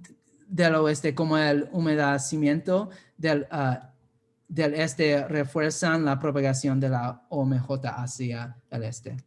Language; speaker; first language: Spanish; non-native, fluent; English